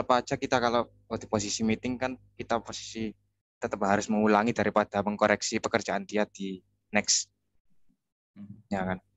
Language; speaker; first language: Indonesian; native; Indonesian